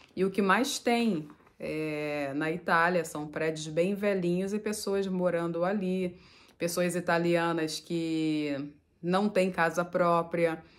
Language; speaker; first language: Portuguese; native; Portuguese